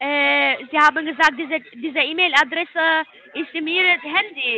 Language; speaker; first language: German; non-native, learner; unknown